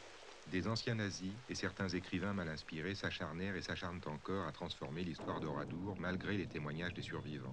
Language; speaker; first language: French; native; French